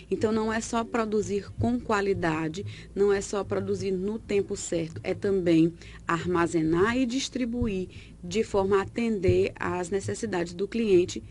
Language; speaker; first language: Portuguese; native; Portuguese